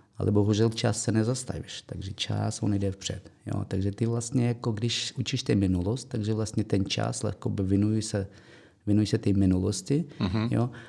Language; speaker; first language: Czech; non-native, fluent; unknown